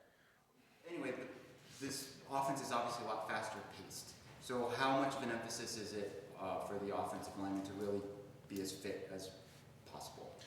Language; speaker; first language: English; native; English